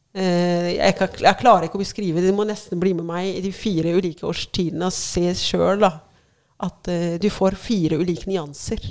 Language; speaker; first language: Norwegian; non-native, fluent; Arabic